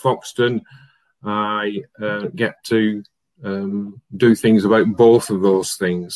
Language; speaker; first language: English; native; English